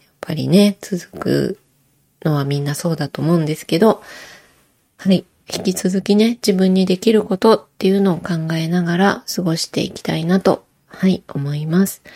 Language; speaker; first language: Japanese; native; Japanese